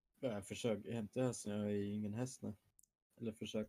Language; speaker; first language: Swedish; non-native, fluent; German